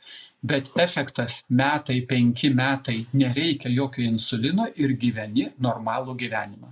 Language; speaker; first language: Lithuanian; native; Lithuanian